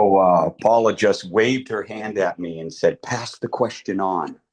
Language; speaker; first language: English; native; English